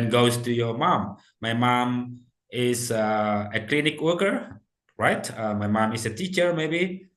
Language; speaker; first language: English; non-native, fluent; Indonesian